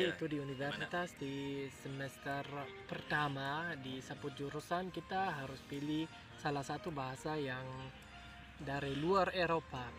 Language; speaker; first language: Indonesian; non-native, fluent; German